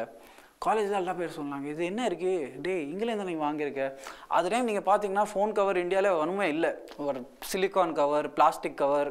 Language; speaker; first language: Tamil; non-native, local second language; Hindi